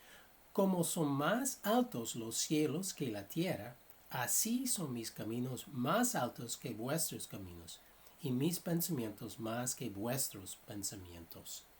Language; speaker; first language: Spanish; non-native, fluent; English